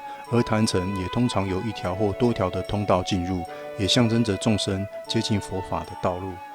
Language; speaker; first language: Chinese; native; Chinese